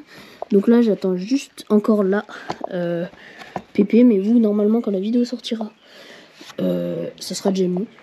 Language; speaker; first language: French; native; French